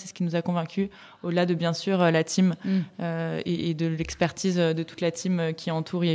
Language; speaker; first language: French; native; French